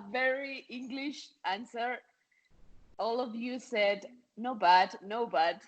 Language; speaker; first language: English; non-native, fluent; Spanish